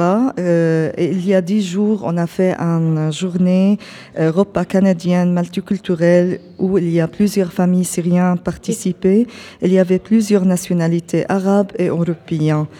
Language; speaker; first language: French; non-native, fluent; Arabic